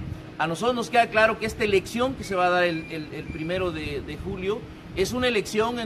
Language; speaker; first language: Spanish; native; Spanish